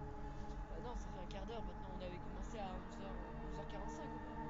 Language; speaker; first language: French; native; French